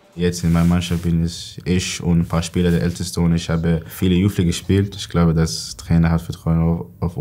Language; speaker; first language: German; non-native, learner; Swedish